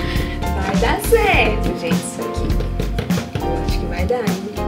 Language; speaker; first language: Portuguese; native; Portuguese